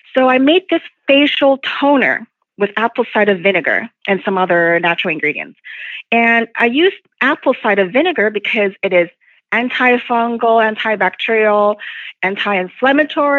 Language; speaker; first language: English; non-native, local second language; Cantonese